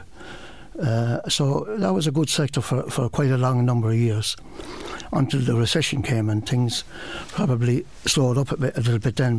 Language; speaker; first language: English; native; English